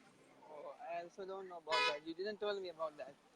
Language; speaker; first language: English; non-native, fluent; Urdu